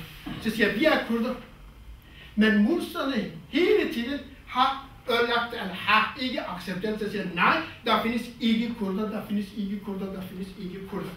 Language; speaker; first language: Danish; non-native, fluent; Kurdish